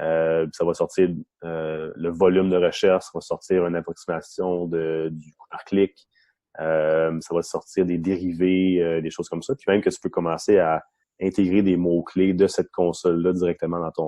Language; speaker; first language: French; non-native, local second language; English